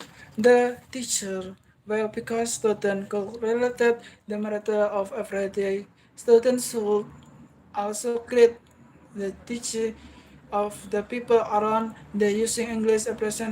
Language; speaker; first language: English; non-native, learner; Indonesian